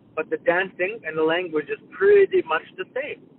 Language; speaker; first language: English; non-native, fluent; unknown